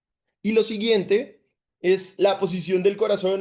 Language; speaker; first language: Spanish; native; Spanish